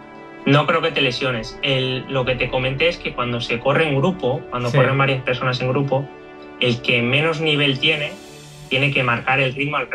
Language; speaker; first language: Spanish; native; Spanish